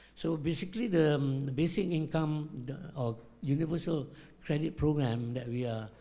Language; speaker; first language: English; non-native, local second language; Malay